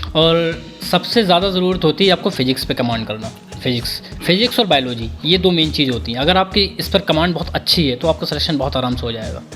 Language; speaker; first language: Hindi; native; Hindi